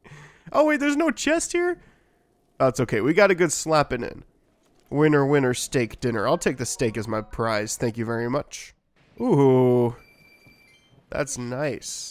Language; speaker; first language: English; native; English